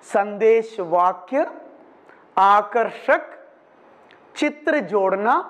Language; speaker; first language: Hindi; non-native, local second language; Malayalam